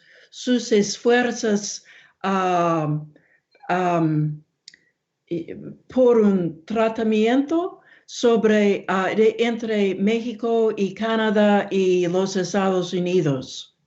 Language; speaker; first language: Spanish; non-native, learner; English